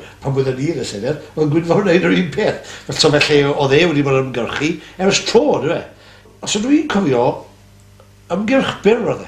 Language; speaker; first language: Welsh; native; Welsh